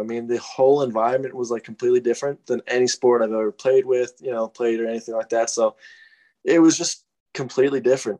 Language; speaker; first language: English; native; English